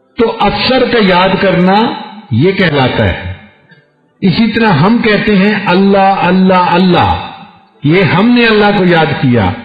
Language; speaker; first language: Urdu; non-native, local second language; Punjabi